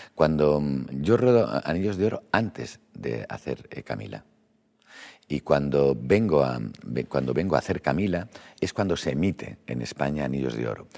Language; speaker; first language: Spanish; native; Spanish